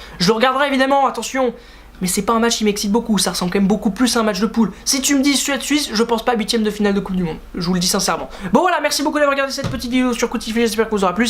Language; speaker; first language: French; native; French